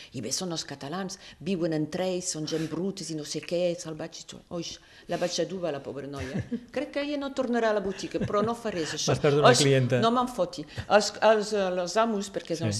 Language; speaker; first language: Catalan; non-native, local second language; French